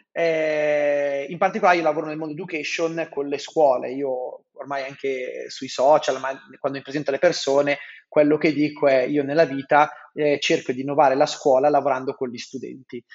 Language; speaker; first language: Italian; native; Italian